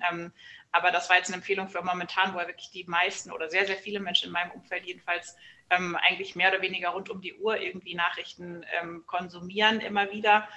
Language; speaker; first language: German; native; German